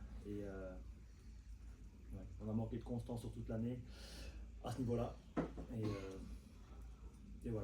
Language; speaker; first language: French; native; French